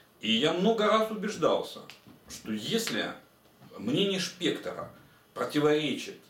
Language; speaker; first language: Russian; native; Russian